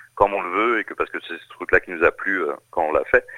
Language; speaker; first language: French; native; French